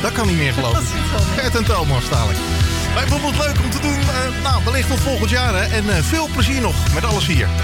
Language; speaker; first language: Dutch; native; Dutch